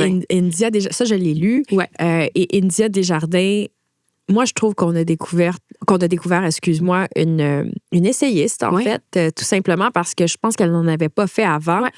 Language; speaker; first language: French; native; French